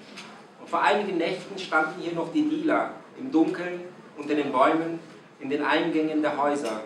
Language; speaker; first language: German; non-native, fluent; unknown